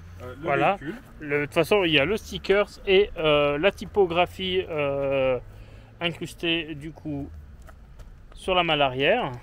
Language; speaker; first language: French; native; French